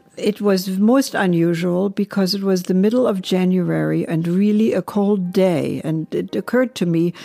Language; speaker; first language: English; non-native, fluent; German